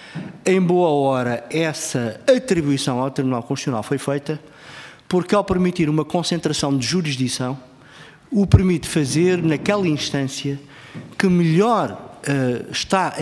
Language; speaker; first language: Portuguese; native; Portuguese